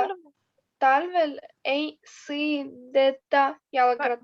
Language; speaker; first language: Estonian; non-native, learner; Russian